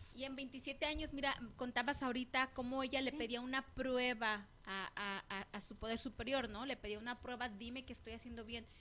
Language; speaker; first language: Spanish; native; Spanish